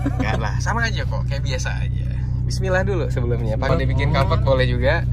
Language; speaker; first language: Indonesian; native; Indonesian